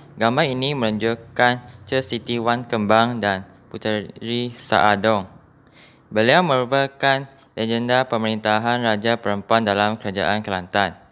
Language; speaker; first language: Malay; non-native, local second language; Chinese